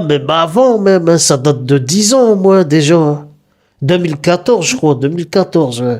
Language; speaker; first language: French; native; French